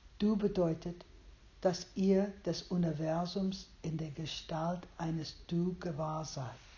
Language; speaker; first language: German; non-native, fluent; English